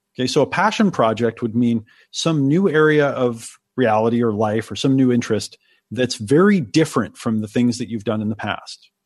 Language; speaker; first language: English; native; English